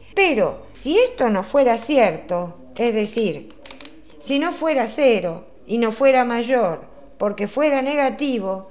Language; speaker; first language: Spanish; native; Spanish